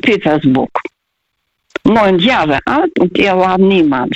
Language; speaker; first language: German; non-native, learner; Russian